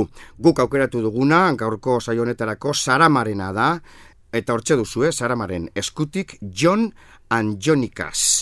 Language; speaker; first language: Basque; native; Basque